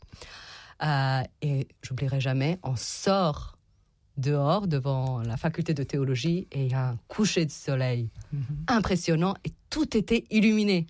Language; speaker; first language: French; non-native, fluent; Serbian